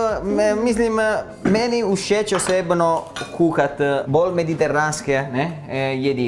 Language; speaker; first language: Slovenian; non-native, learner; Italian